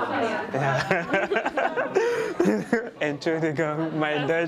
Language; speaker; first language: German; non-native, learner; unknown